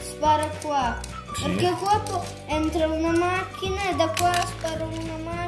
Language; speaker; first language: Italian; early bilingual, other home language; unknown